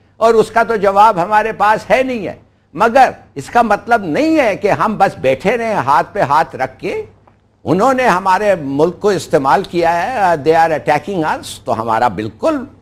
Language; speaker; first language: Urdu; non-native, local second language; Pashto